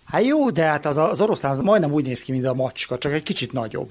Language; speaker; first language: Hungarian; native; Hungarian